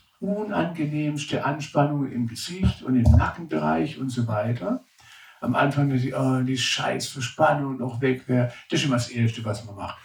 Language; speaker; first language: German; native; German